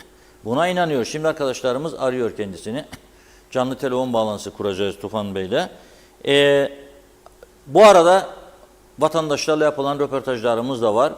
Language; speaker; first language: Turkish; native; Turkish